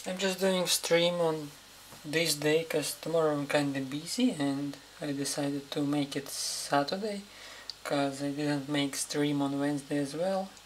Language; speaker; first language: English; non-native, fluent; Russian